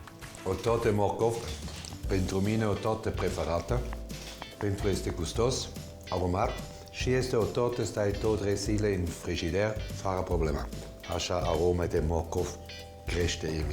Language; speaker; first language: Romanian; non-native, learner; Swiss German